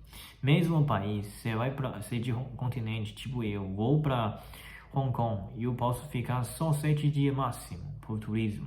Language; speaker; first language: Portuguese; non-native, fluent; Chinese